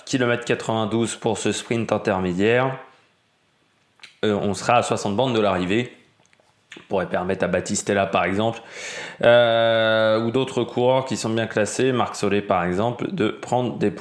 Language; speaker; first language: French; native; French